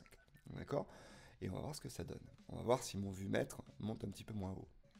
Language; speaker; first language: French; native; French